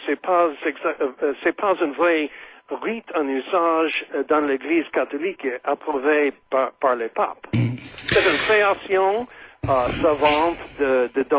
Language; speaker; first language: French; non-native, fluent; English